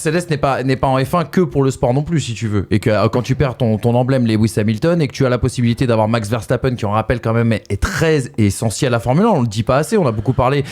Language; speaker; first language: French; native; French